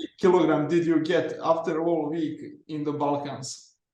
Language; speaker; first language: English; non-native, learner; Serbian